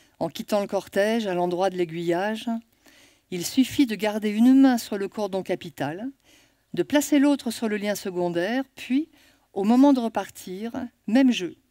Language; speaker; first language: French; native; French